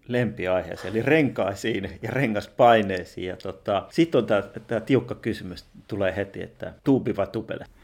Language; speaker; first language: Finnish; native; Finnish